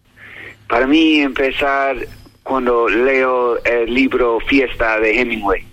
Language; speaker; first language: Spanish; non-native, learner; English